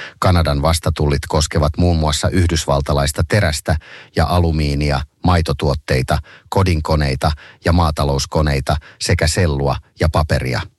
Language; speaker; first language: Finnish; native; Finnish